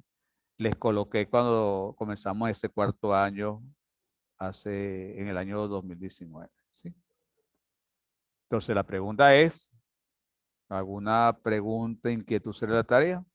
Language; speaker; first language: Spanish; native; Spanish